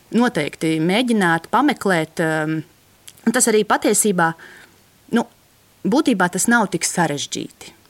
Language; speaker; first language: Latvian; native; Latvian